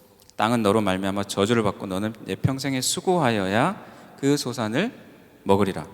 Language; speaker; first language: Korean; native; Korean